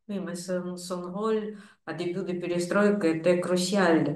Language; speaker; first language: French; non-native, fluent; Russian